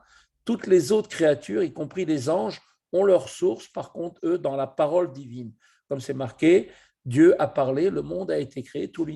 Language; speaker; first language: French; native; French